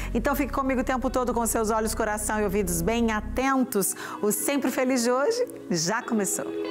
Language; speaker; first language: Portuguese; native; Portuguese